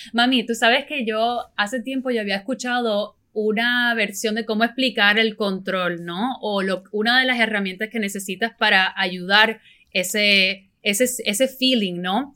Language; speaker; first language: Spanish; early bilingual, heritage; Spanish